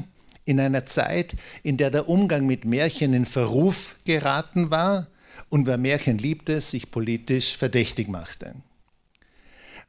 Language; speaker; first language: German; native; German